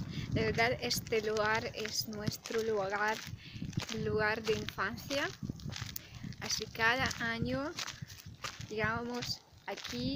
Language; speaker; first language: Spanish; non-native, learner; Russian